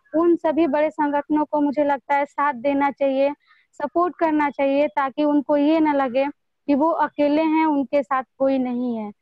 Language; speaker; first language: Hindi; native; Hindi